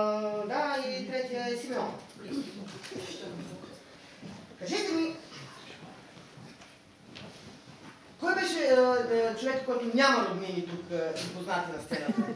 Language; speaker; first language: Bulgarian; native; Bulgarian